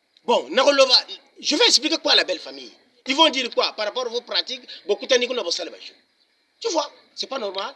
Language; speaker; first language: French; non-native, local second language; Lingala